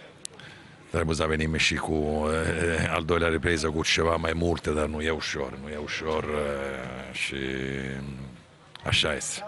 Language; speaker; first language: Romanian; non-native, fluent; Italian